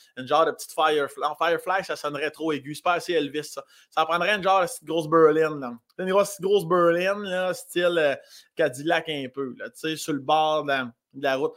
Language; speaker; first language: French; native; French